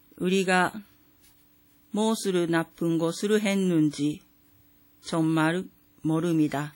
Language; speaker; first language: Korean; non-native, learner; Japanese